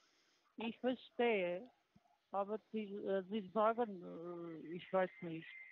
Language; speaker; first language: German; non-native, learner; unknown